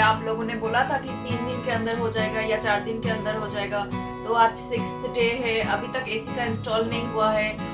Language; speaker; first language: Hindi; non-native, local second language; Bangla